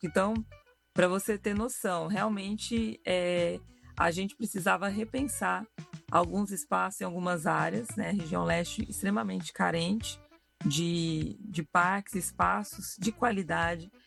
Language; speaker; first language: Portuguese; native; Portuguese